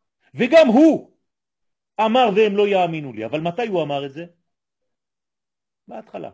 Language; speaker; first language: Hebrew; non-native, fluent; French